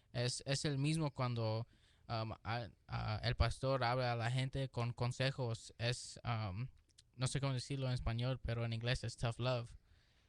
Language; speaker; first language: Spanish; early bilingual, heritage; Spanish